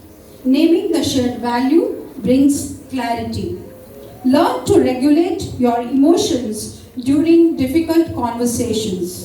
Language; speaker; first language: English; non-native, local second language; Marathi